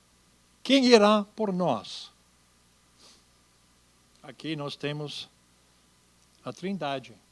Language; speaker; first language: Portuguese; non-native, fluent; English